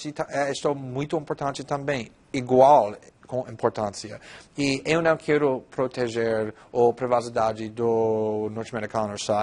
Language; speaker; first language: Portuguese; non-native, fluent; English